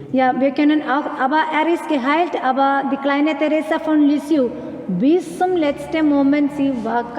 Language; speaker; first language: German; non-native, learner; Malayalam